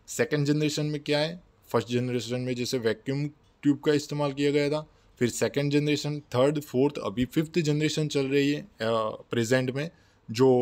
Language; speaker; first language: Hindi; non-native, local second language; Gujarati